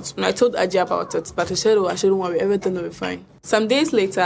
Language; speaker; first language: English; non-native, local second language; Akan